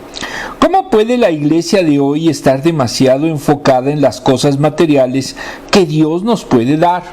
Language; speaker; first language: Spanish; native; Spanish